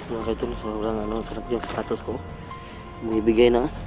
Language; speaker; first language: Filipino; non-native, local second language; Cebuano